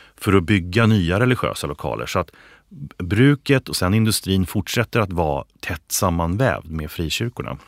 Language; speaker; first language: Swedish; native; Swedish